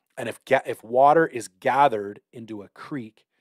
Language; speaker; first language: English; native; English